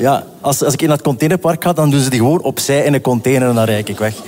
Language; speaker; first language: Dutch; native; Dutch